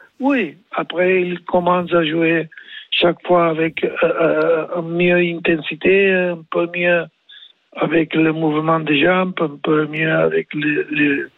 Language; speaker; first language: French; non-native, learner; Spanish